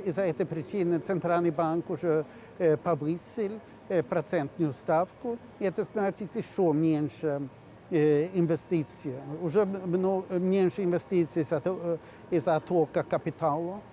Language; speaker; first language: Russian; non-native, fluent; Swedish